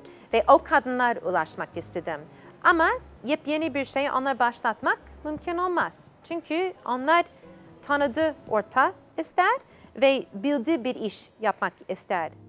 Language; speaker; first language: Turkish; non-native, fluent; English